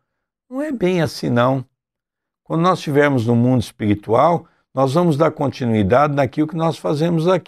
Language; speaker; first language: Portuguese; native; Portuguese